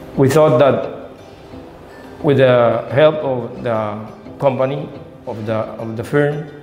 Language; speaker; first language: English; non-native, learner; Spanish